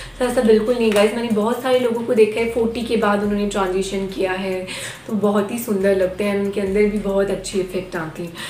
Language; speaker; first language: Hindi; non-native, local second language; Bangla